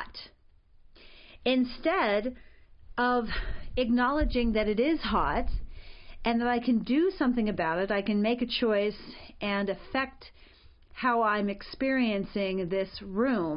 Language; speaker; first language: English; native; English